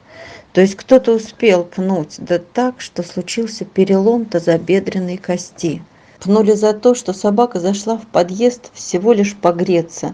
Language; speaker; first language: Russian; native; Russian